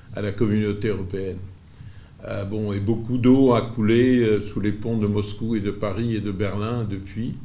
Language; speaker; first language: French; native; French